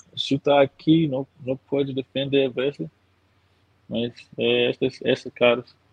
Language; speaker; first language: Portuguese; non-native, learner; English